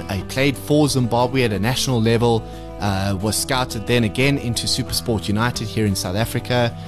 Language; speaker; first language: English; native; English